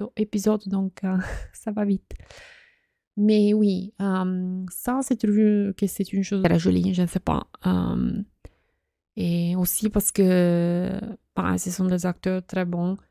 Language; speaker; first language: French; non-native, fluent; Italian